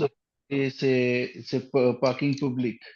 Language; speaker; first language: French; non-native, learner; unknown